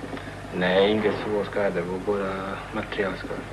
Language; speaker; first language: Swedish; non-native, fluent; Croatian